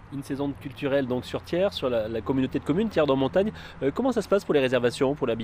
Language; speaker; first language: French; native; French